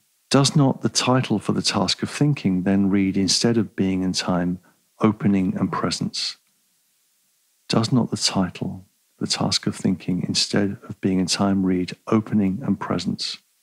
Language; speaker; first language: English; native; English